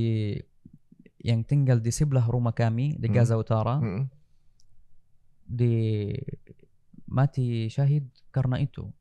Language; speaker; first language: Indonesian; non-native, fluent; Arabic